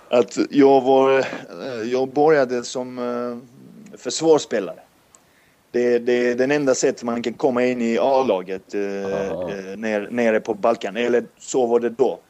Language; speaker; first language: Swedish; non-native, fluent; Serbian